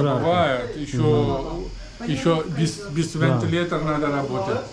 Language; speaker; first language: Russian; non-native, learner; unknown